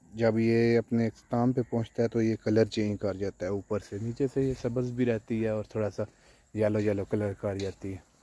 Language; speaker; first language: Urdu; non-native, local second language; Punjabi